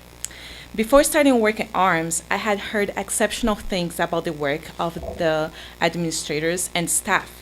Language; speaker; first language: English; non-native, fluent; Portuguese